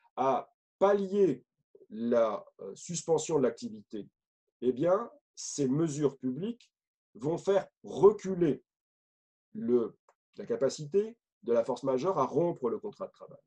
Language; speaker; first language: French; native; French